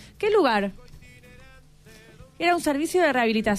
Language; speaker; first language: Spanish; native; Spanish